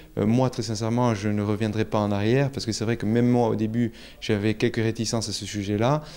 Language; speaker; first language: French; native; French